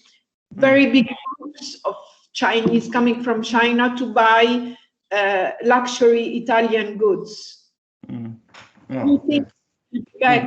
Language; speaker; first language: English; non-native, fluent; Italian